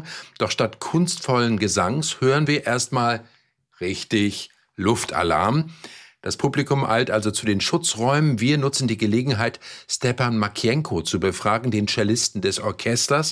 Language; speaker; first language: German; native; German